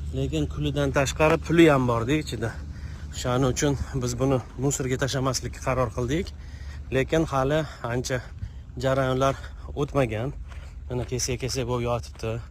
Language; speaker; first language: Uzbek; non-native, local second language; Russian